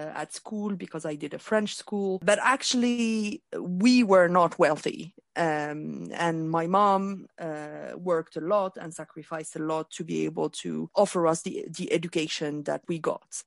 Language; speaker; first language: English; non-native, fluent; Arabic